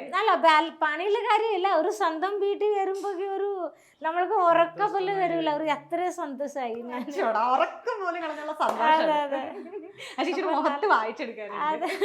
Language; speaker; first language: Malayalam; non-native, local second language; Odia